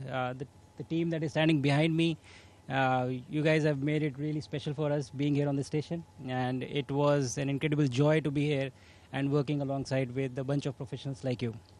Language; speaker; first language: English; non-native, local second language; Hindi